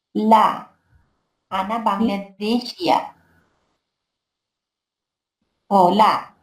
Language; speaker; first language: Arabic; non-native, learner; Bangla